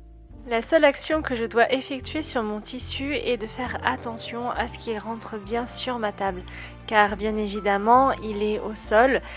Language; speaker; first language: French; native; French